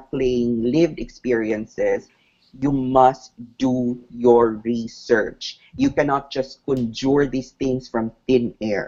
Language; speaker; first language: English; non-native, local second language; Cebuano